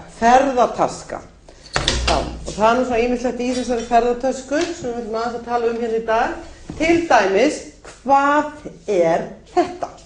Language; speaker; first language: Icelandic; native; Icelandic